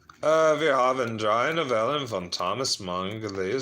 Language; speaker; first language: German; non-native, learner; English